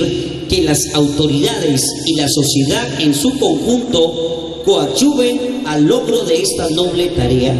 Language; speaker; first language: Spanish; native; Spanish